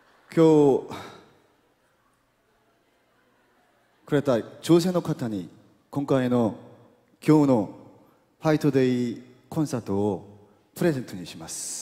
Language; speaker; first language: Japanese; non-native, fluent; Korean